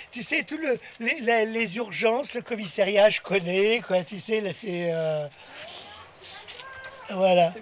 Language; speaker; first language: French; native; French